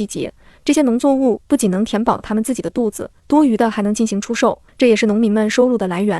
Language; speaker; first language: Chinese; native; Chinese